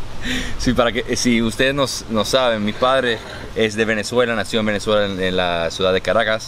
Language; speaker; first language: Spanish; early bilingual, heritage; Spanish